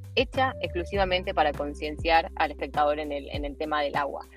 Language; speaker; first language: Spanish; native; Spanish